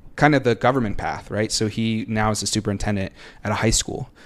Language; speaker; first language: English; native; English